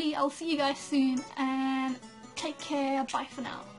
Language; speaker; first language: English; non-native, fluent; Danish